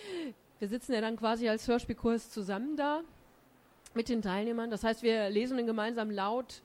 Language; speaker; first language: German; native; German